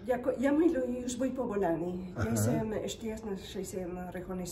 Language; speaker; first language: Czech; non-native, learner; Spanish